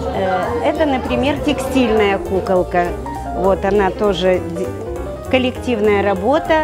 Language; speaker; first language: Russian; native; Russian